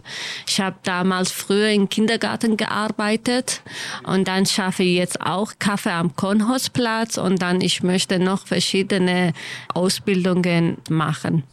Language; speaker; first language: German; non-native, learner; Kurdish